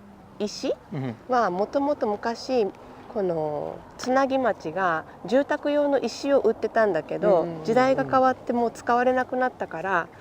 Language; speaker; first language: Japanese; native; Japanese